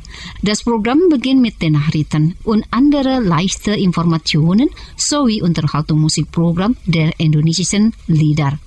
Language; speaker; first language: German; non-native, fluent; Indonesian